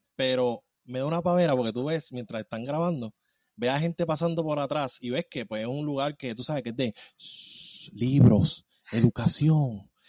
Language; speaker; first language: Spanish; native; Spanish